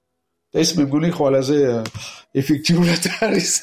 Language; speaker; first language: Georgian; non-native, learner; French